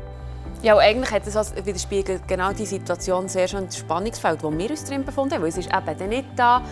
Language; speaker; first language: German; native; German